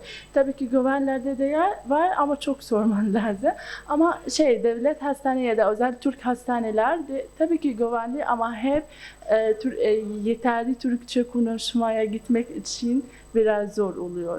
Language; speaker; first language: Turkish; non-native, local second language; Arabic